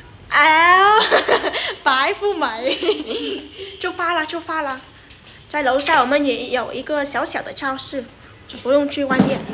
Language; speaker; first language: Chinese; non-native, fluent; Vietnamese